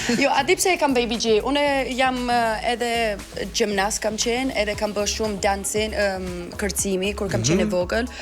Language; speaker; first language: Albanian; early bilingual, heritage; Albanian